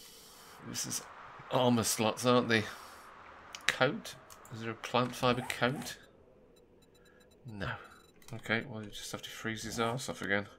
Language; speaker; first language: English; native; English